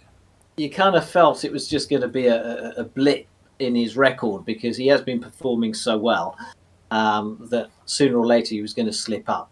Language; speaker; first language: English; native; English